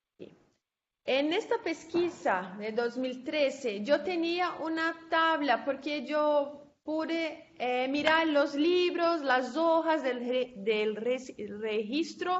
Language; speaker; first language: Spanish; non-native, fluent; Portuguese